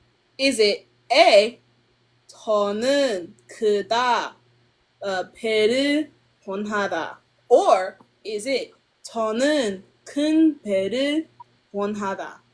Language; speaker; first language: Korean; non-native, learner; English